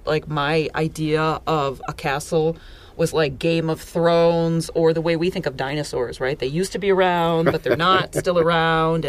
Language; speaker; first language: English; native; English